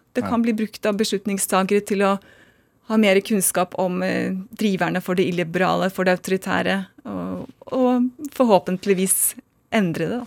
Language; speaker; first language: Norwegian; native; Norwegian